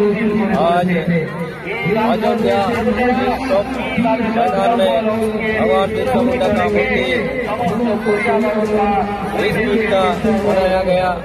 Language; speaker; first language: Hindi; non-native, local second language; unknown